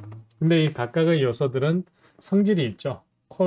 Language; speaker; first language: Korean; native; Korean